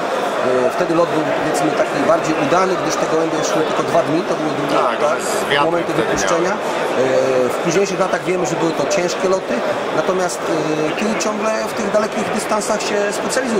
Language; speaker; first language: Polish; native; Polish